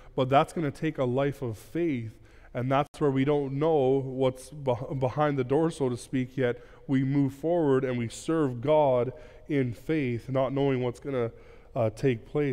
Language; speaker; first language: English; early bilingual, other home language; Plautdietsch